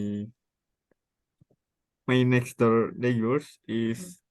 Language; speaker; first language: English; non-native, learner; Indonesian